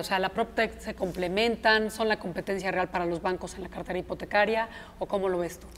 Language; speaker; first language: Spanish; native; Spanish